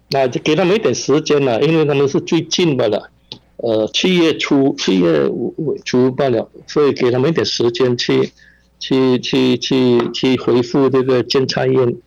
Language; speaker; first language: Chinese; non-native, local second language; Min Nan Chinese